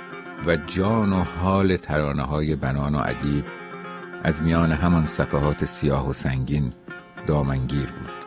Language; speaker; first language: Persian; native; Persian